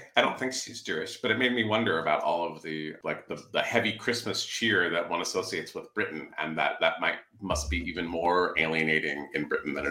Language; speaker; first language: English; native; English